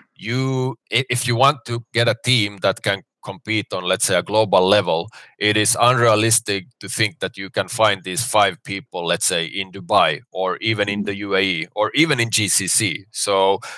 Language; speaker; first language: English; non-native, fluent; Finnish